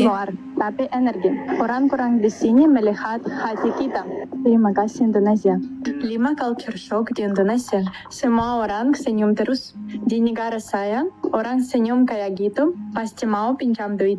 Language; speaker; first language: Indonesian; non-native, fluent; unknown